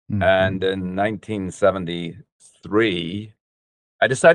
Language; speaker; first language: English; native; English